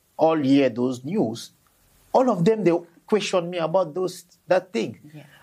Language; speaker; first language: English; non-native, local second language; French